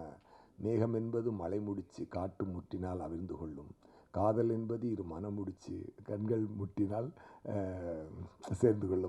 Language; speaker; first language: Tamil; native; Tamil